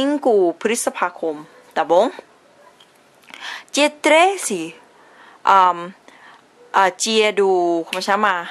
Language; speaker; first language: Portuguese; non-native, learner; Thai